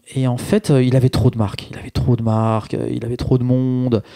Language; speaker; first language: French; native; French